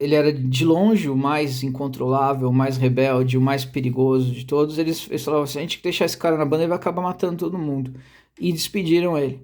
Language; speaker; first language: Portuguese; native; Portuguese